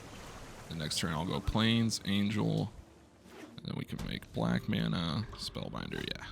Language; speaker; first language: English; native; English